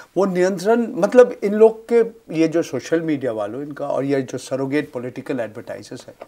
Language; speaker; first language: Hindi; non-native, local second language; Bangla